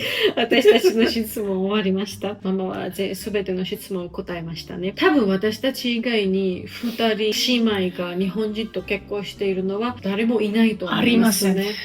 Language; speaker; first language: Japanese; non-native, fluent; Georgian